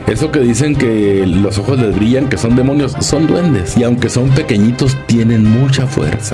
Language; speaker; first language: Spanish; native; Spanish